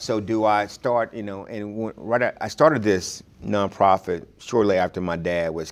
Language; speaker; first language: English; native; English